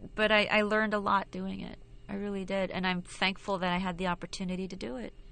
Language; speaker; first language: English; non-native, local second language; Filipino